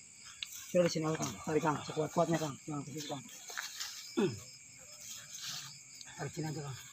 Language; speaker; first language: Indonesian; native; Indonesian